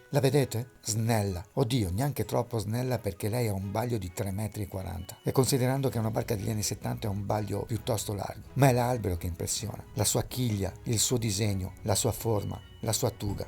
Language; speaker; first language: Italian; native; Italian